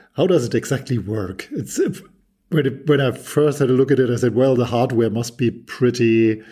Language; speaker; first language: English; non-native, fluent; German